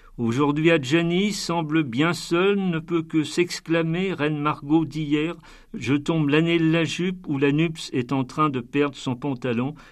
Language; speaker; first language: French; native; French